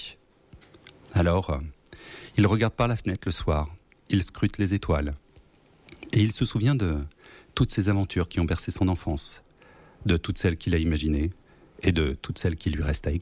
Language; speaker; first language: French; native; French